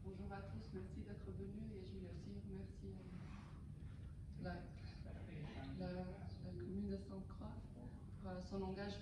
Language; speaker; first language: French; early bilingual, other home language; Albanian